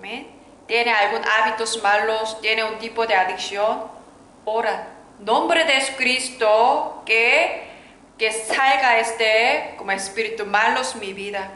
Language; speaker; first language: Spanish; non-native, learner; Korean